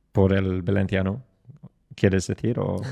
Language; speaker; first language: Spanish; non-native, fluent; English